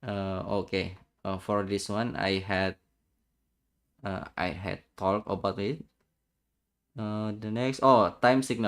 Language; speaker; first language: English; non-native, learner; Indonesian